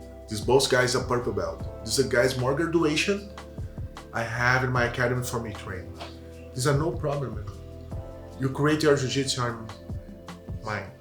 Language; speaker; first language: English; non-native, learner; Portuguese